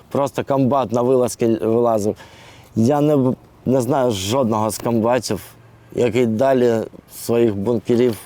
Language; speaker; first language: Ukrainian; non-native, local second language; Russian